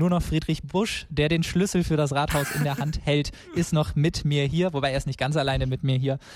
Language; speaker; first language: German; native; German